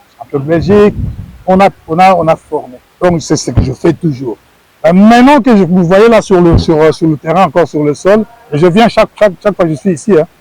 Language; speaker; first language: French; non-native, local second language; Lingala